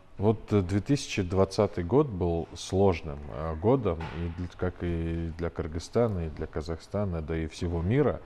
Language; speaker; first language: Russian; non-native, local second language; Kyrgyz